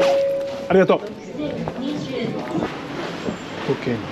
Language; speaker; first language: Japanese; non-native, learner; English